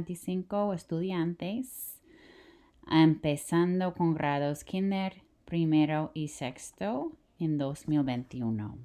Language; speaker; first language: Spanish; non-native, fluent; English